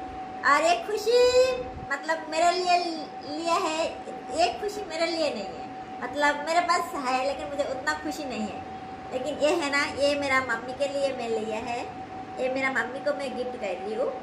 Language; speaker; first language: Hindi; non-native, local second language; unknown